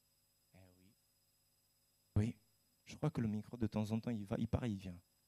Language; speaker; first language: French; native; French